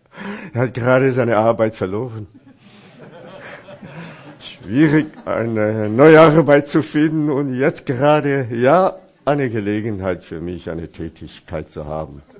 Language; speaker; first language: German; non-native, fluent; Chinese